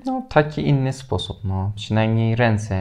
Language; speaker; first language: Polish; non-native, fluent; Turkish